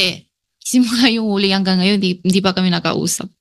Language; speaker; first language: Filipino; non-native, learner; Chinese